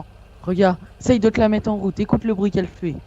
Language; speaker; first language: French; native; French